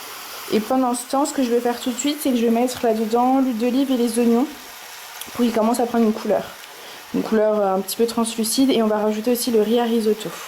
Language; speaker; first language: French; native; French